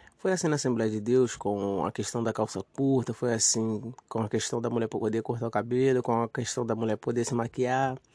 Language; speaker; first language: Portuguese; native; Portuguese